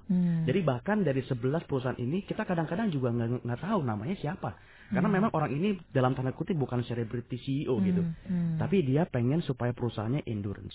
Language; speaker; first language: Indonesian; native; Indonesian